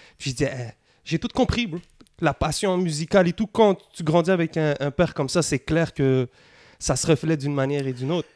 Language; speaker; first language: French; native; French